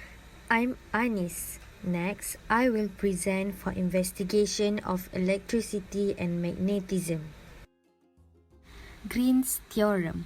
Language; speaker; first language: English; non-native, local second language; Malay